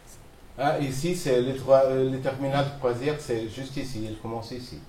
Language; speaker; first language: French; non-native, fluent; Portuguese